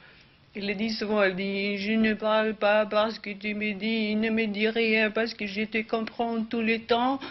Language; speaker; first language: French; non-native, fluent; Swedish